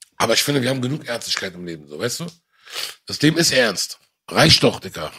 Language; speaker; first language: German; early bilingual, other home language; Arabic